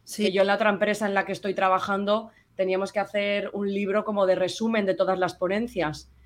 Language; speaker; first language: Spanish; native; Spanish